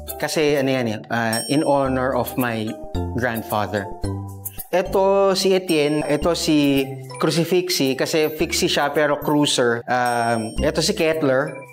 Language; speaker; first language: Filipino; native; Filipino